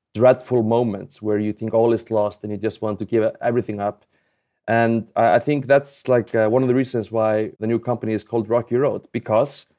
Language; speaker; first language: English; non-native, fluent; Icelandic